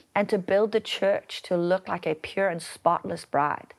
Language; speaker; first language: English; native; English